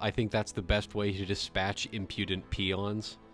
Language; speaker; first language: English; native; English